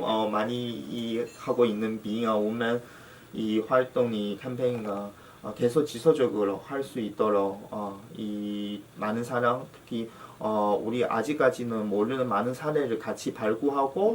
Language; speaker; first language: Korean; non-native, fluent; Chinese